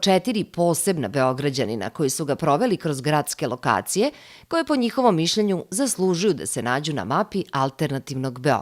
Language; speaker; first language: Serbian; native; Serbian